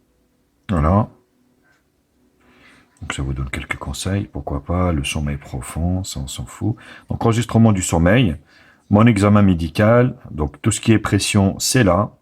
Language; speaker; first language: French; native; French